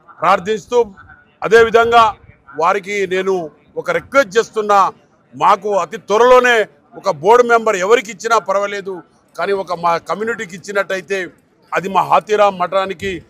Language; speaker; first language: Telugu; non-native, local second language; Lambadi